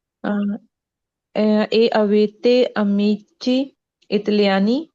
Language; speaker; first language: Italian; non-native, learner; Punjabi